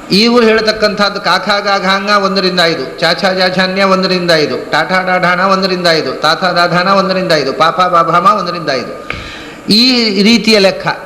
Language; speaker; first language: Kannada; non-native, local second language; Tulu